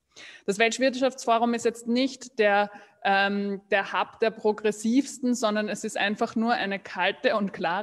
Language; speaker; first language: German; native; German